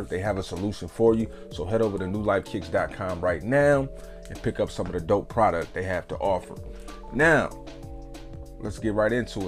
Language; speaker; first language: English; native; English